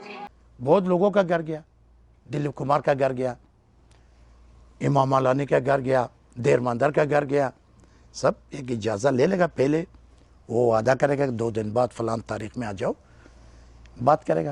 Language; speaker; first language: Hindi; non-native, learner; Persian